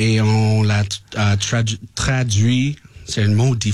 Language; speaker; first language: French; non-native, learner; English